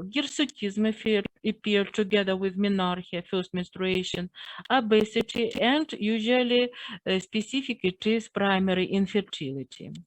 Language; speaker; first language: English; non-native, fluent; Russian